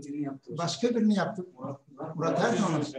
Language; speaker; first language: Turkish; native; Turkish